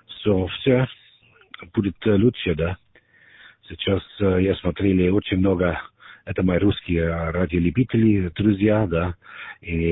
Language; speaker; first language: Russian; non-native, learner; German